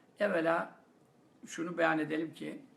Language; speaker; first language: Turkish; native; Turkish